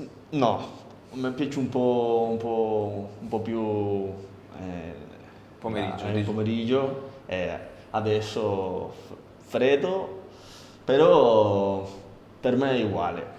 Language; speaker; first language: Italian; non-native, learner; Spanish